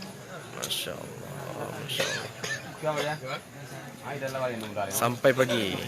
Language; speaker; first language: Indonesian; non-native, local second language; Achinese